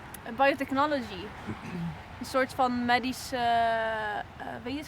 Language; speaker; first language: Dutch; non-native, fluent; Italian